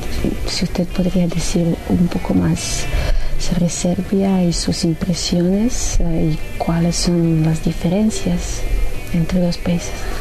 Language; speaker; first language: Spanish; non-native, fluent; Serbian